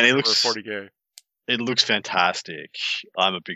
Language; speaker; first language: English; native; English